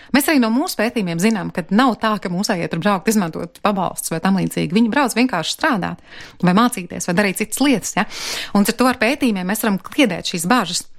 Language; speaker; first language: Latvian; native; Latvian